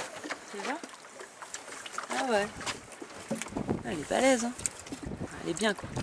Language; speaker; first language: French; native; French